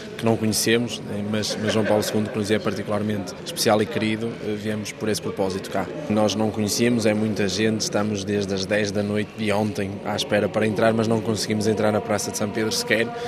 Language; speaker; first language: Portuguese; native; Portuguese